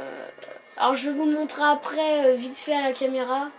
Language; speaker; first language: French; native; French